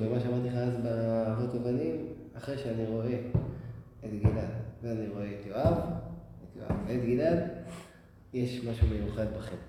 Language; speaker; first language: Hebrew; native; Hebrew